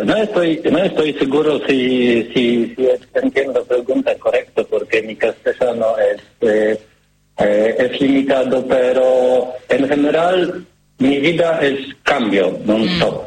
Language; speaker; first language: Spanish; non-native, learner; Polish